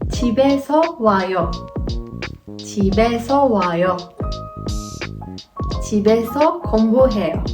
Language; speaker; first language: Korean; non-native, fluent; Turkish